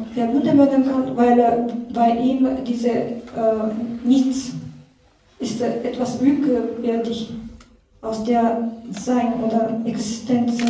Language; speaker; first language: German; non-native, learner; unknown